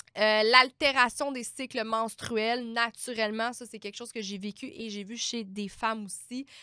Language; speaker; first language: French; native; French